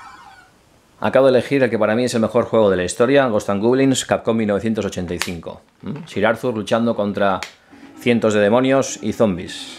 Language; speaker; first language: Spanish; native; Spanish